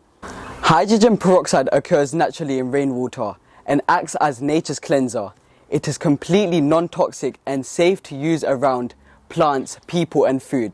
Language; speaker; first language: English; early bilingual, other home language; Bangla